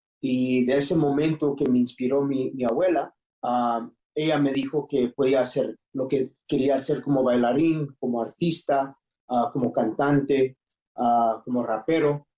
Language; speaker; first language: Spanish; early bilingual, heritage; English